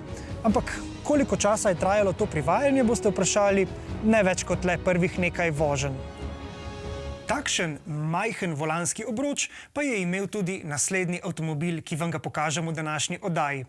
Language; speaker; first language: Slovenian; native; Slovenian